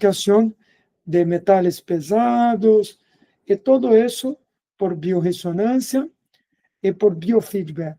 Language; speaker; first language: Spanish; non-native, fluent; Portuguese